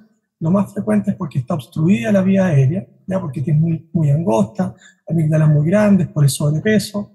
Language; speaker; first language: Spanish; native; Spanish